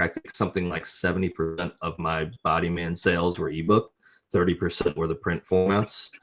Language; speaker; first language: English; native; English